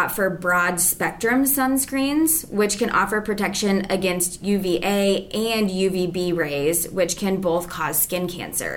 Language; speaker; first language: English; native; English